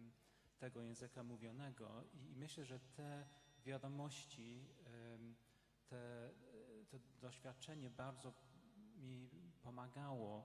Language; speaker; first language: Polish; non-native, fluent; English